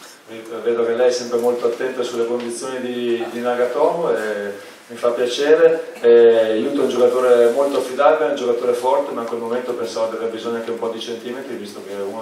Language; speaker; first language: Italian; native; Italian